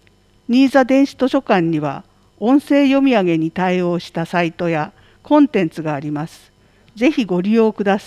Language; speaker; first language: Japanese; native; Japanese